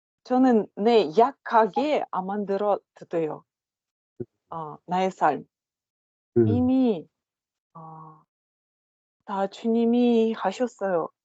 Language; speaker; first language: Korean; non-native, learner; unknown